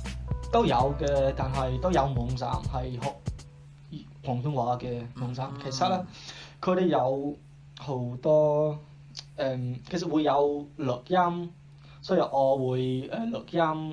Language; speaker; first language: Cantonese; non-native, learner; English